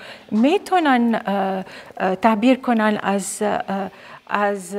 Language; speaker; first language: Persian; non-native, fluent; Arabic